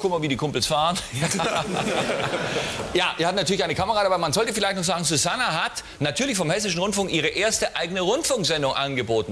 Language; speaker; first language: German; native; German